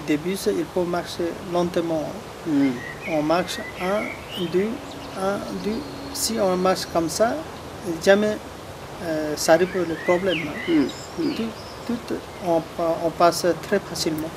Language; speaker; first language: French; non-native, learner; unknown